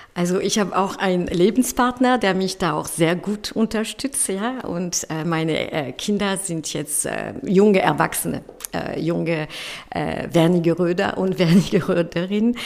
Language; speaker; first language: German; non-native, fluent; French